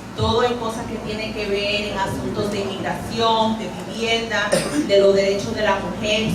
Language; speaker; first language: Spanish; early bilingual, heritage; Spanish